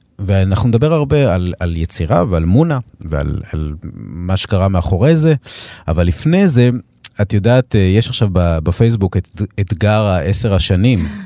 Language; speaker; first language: Hebrew; native; Hebrew